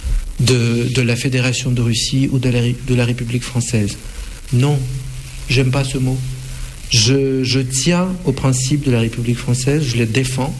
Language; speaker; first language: French; non-native, fluent; Russian